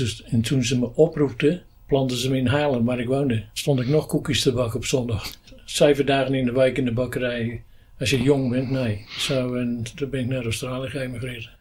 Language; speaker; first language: Dutch; native; Dutch